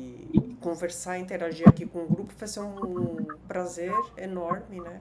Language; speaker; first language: Portuguese; native; Portuguese